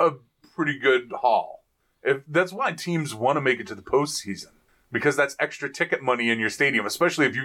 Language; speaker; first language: English; native; English